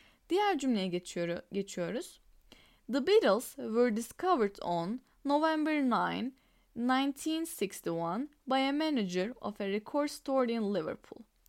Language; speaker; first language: English; non-native, fluent; Turkish